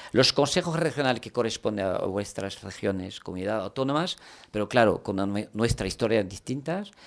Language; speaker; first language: Spanish; early bilingual, heritage; French